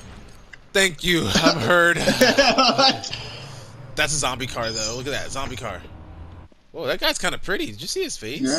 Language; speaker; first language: English; native; English